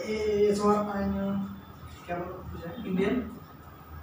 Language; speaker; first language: German; non-native, learner; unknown